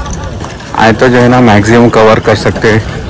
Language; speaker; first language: Hindi; native; Hindi